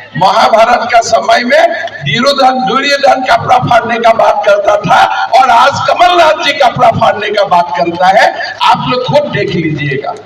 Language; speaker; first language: Hindi; non-native, local second language; Assamese